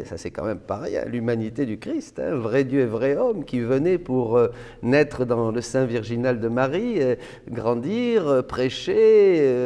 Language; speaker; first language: French; native; French